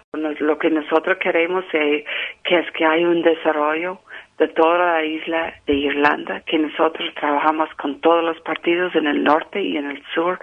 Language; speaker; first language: Spanish; non-native, fluent; English